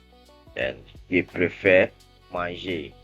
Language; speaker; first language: French; non-native, fluent; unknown